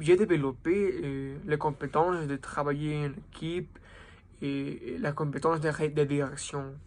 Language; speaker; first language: French; non-native, learner; Spanish